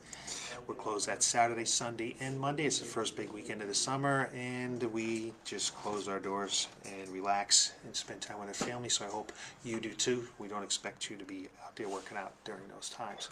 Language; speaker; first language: English; native; English